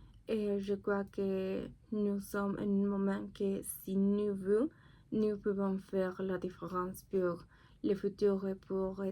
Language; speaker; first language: French; non-native, learner; Spanish